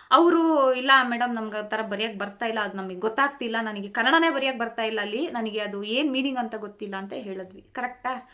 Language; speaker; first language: Kannada; non-native, local second language; Telugu